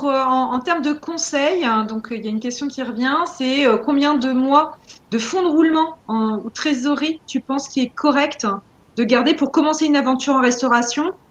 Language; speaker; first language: French; native; French